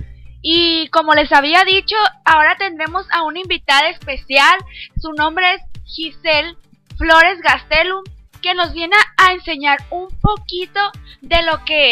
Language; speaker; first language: Spanish; native; Spanish